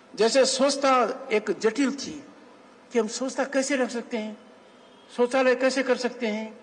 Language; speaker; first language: Hindi; native; Hindi